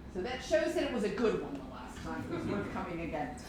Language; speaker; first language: English; native; English